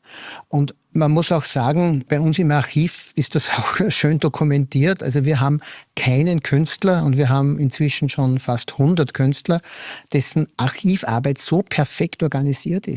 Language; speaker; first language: German; native; German